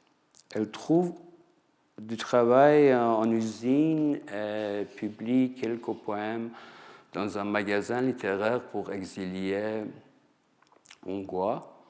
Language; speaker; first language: French; non-native, fluent; Persian